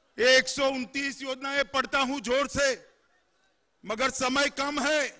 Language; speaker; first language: Hindi; non-native, local second language; Gujarati